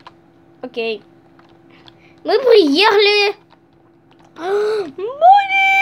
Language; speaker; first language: Russian; early bilingual, heritage; Russian